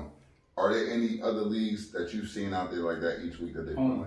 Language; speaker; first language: English; native; English